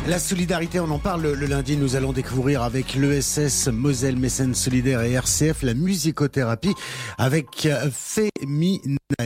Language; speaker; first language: French; native; French